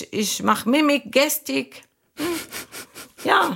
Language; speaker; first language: German; non-native, fluent; Arabic